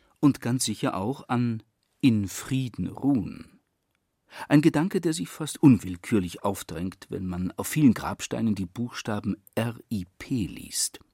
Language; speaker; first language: German; native; German